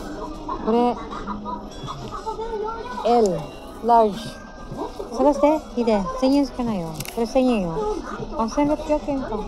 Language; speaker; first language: Japanese; non-native, learner; Filipino